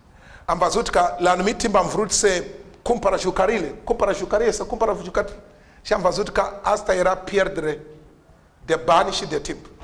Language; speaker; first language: Romanian; non-native, learner; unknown